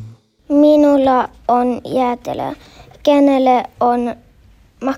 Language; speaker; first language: Finnish; early bilingual, heritage; Finnish